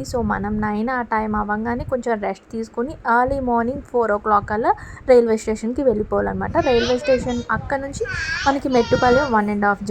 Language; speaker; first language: Telugu; native; Telugu